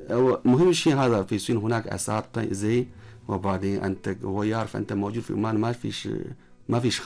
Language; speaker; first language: Arabic; non-native, learner; Chinese